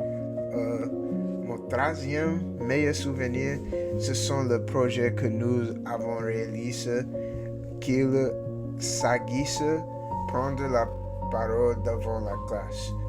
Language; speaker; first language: French; non-native, learner; English